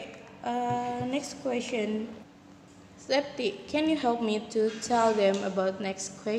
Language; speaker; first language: English; non-native, learner; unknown